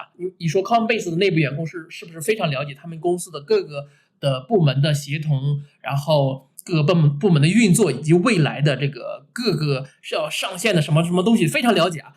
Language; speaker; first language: Chinese; native; Chinese